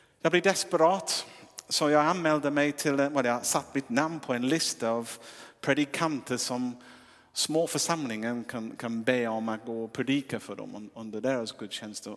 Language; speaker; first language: Swedish; non-native, fluent; English